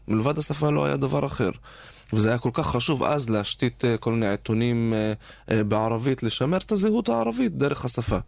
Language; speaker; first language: Hebrew; non-native, local second language; Arabic